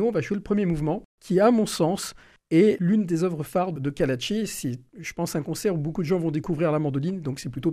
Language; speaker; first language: French; native; French